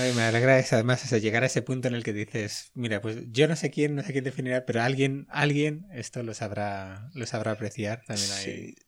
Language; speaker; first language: Spanish; native; Spanish